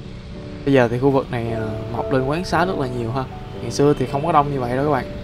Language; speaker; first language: Vietnamese; native; Vietnamese